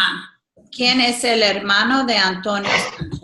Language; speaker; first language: Spanish; non-native, fluent; English